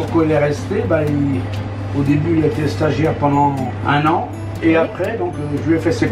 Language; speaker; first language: French; native; French